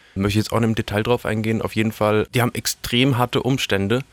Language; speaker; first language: German; native; German